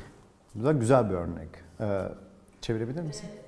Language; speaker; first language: Turkish; native; Turkish